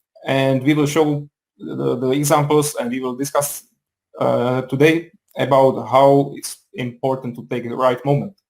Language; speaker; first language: English; non-native, fluent; Czech